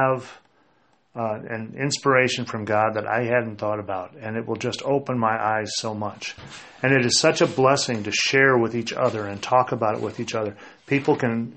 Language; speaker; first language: English; native; English